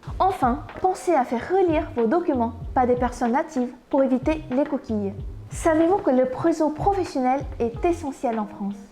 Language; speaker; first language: French; non-native, fluent; Vietnamese